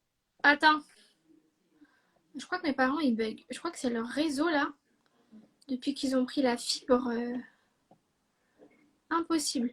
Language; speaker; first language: French; native; French